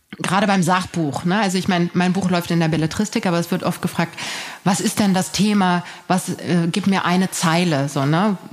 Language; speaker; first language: German; early bilingual, other home language; Persian